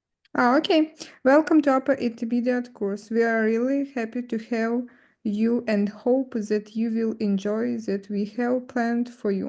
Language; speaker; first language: English; non-native, learner; Ukrainian